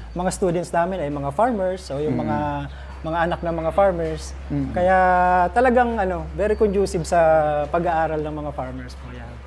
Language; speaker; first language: Filipino; native; Filipino